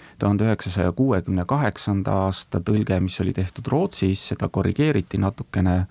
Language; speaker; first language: Estonian; native; Estonian